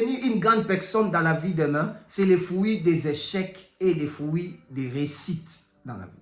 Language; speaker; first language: French; non-native, local second language; Lingala